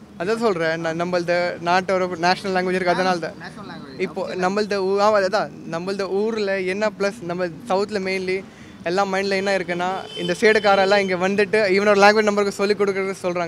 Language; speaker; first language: Tamil; non-native, local second language; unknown